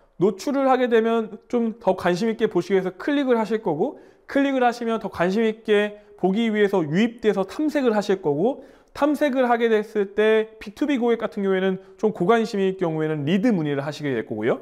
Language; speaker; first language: Korean; native; Korean